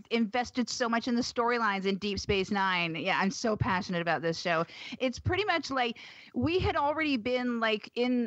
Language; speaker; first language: English; native; English